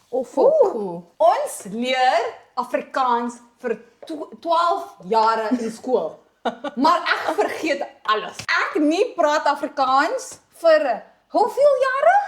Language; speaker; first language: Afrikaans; non-native, local second language; English